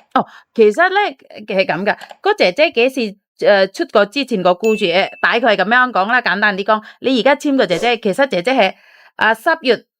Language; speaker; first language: Cantonese; non-native, fluent; Indonesian